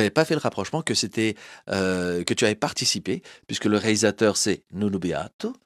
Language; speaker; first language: French; early bilingual, other home language; Portuguese